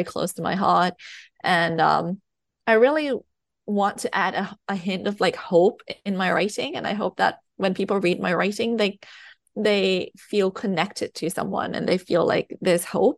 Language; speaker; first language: English; non-native, fluent; Thai